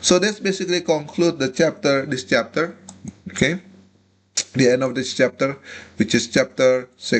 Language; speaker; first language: English; non-native, fluent; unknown